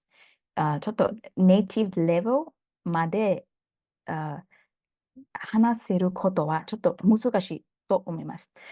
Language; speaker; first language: Japanese; non-native, learner; Thai